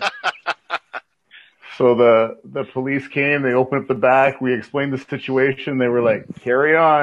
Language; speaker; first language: English; native; English